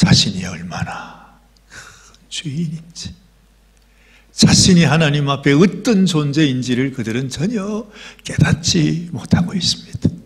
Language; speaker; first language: Korean; native; Korean